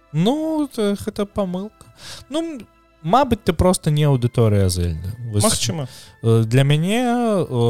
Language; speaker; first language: Belarusian; non-native, local second language; Russian